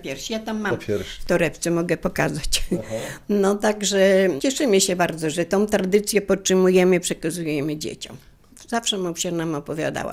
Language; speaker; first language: Polish; native; Polish